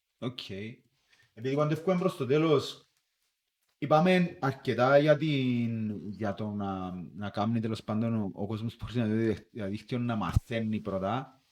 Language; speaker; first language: Greek; native; Greek